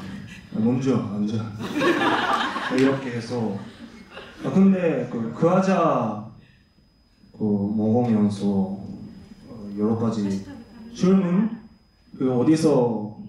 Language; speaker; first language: Korean; non-native, learner; Japanese